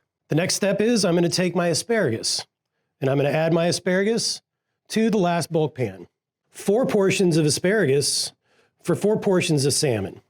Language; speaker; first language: English; native; English